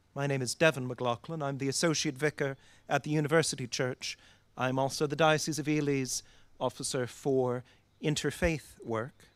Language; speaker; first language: English; native; English